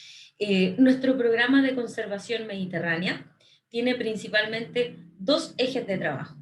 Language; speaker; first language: Spanish; native; Spanish